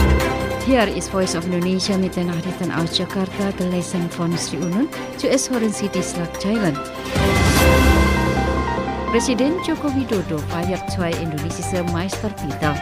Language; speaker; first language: German; non-native, fluent; Indonesian